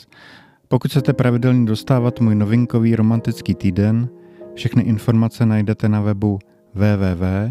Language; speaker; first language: Czech; native; Czech